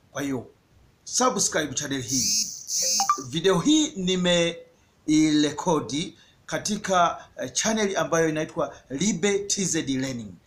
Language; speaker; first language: Swahili; native; Swahili